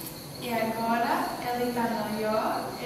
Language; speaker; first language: Portuguese; non-native, learner; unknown